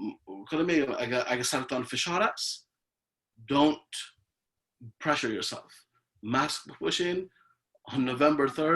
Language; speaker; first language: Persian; early bilingual, heritage; Persian